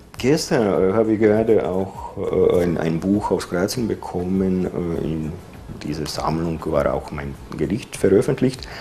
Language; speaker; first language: German; non-native, fluent; Croatian